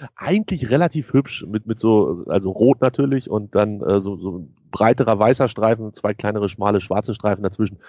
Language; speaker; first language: German; native; German